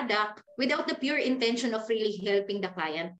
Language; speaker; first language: English; non-native, local second language; Cebuano